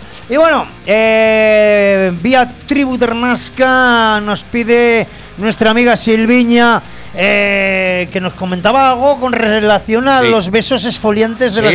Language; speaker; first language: Spanish; native; Spanish